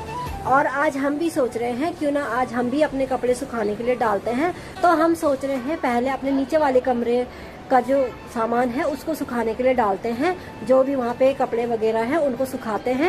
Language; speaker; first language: Hindi; native; Hindi